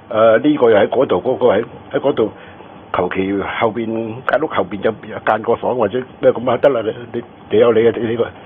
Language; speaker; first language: Cantonese; native; Cantonese